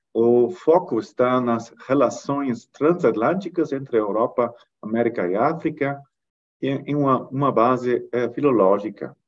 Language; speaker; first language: Portuguese; non-native, fluent; German